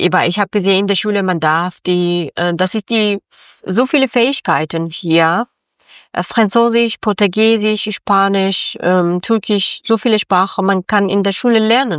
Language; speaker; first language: German; non-native, learner; Persian